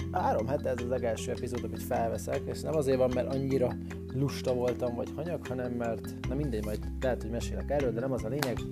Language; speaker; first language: Hungarian; native; Hungarian